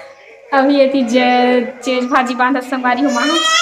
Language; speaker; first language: Hindi; non-native, local second language; Chhattisgarhi